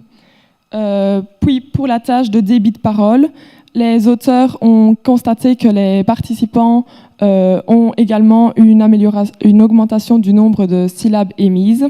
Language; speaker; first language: French; native; French